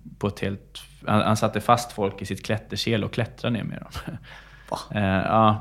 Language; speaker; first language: Swedish; native; Swedish